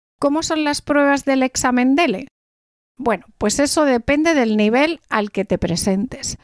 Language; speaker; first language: Spanish; native; Spanish